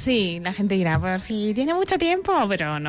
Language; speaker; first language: Spanish; native; Spanish